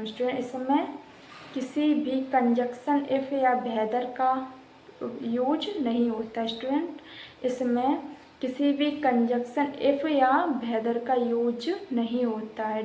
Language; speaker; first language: Hindi; native; Hindi